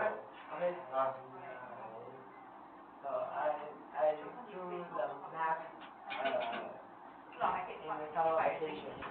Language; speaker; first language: English; non-native, learner; Chinese